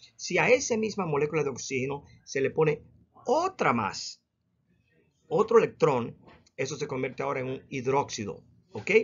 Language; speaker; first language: Spanish; native; Spanish